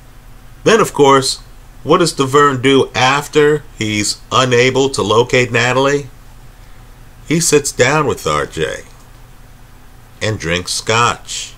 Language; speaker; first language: English; native; English